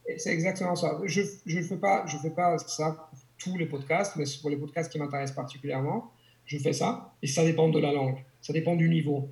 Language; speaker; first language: French; non-native, fluent; Italian